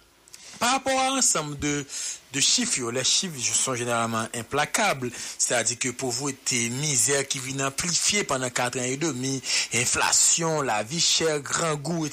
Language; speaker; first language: French; non-native, local second language; Haitian Creole